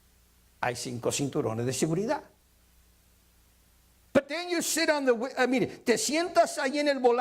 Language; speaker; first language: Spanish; early bilingual, heritage; Spanish